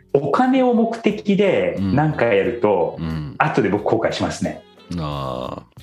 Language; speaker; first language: Japanese; native; Japanese